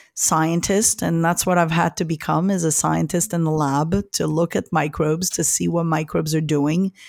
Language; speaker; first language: English; early bilingual, other home language; French